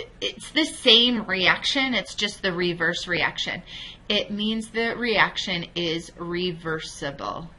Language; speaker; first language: English; native; English